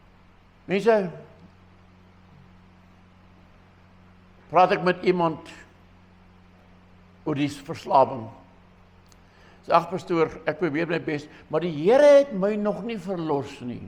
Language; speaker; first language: Afrikaans; native; Afrikaans